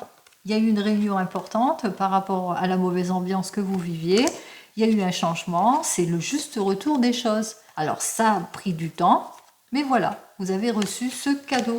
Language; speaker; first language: French; native; French